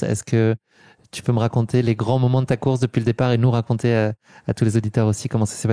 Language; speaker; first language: French; native; French